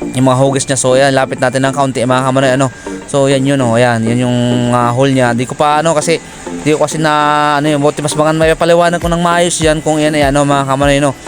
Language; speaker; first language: Filipino; non-native, local second language; Bikol